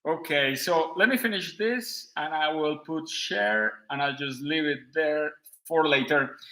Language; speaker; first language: English; non-native, fluent; Spanish